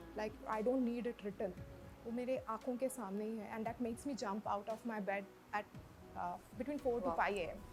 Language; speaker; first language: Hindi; native; Hindi